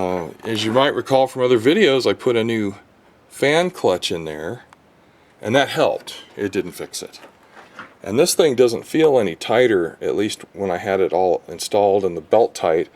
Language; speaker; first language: English; native; English